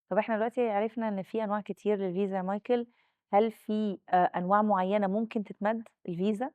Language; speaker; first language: Arabic; native; Arabic